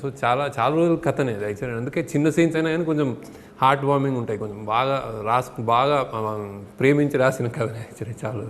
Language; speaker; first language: Telugu; native; Telugu